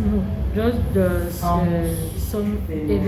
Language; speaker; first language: English; non-native, learner; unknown